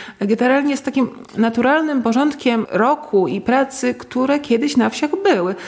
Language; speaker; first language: Polish; native; Polish